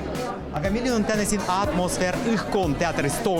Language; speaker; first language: Estonian; non-native, local second language; Russian